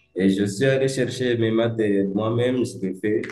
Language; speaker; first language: French; early bilingual, other home language; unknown